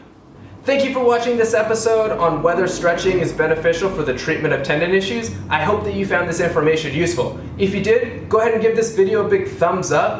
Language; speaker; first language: English; native; English